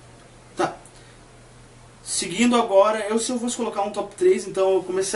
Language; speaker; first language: Portuguese; native; Portuguese